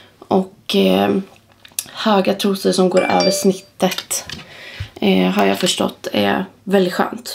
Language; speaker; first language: Swedish; native; Swedish